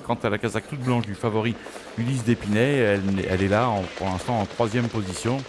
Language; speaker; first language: French; native; French